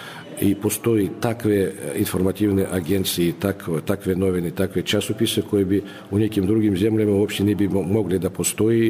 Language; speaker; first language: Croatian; non-native, fluent; Russian